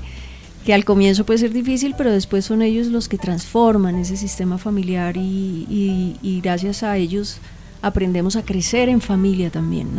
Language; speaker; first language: Spanish; native; Spanish